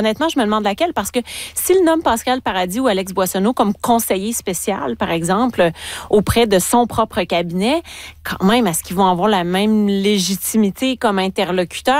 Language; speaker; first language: French; native; French